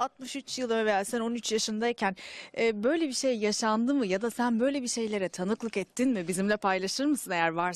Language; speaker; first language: Turkish; native; Turkish